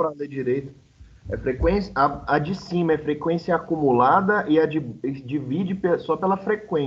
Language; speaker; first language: Portuguese; native; Portuguese